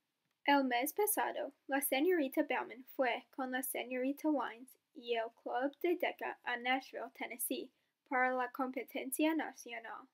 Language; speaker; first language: Spanish; non-native, learner; English